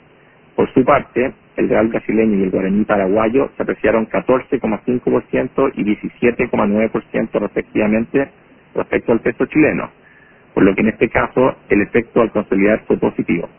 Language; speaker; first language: Spanish; native; Spanish